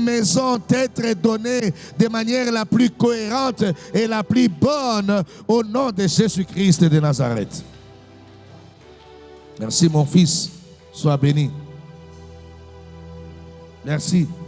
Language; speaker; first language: French; non-native, local second language; Lingala